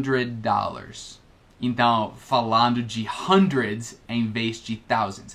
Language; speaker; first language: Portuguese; non-native, fluent; English